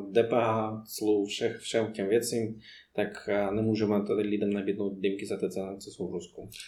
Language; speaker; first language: Czech; non-native, fluent; Russian